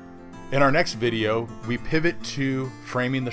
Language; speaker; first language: English; native; English